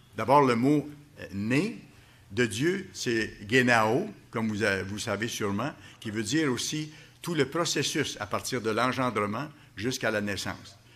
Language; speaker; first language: French; native; French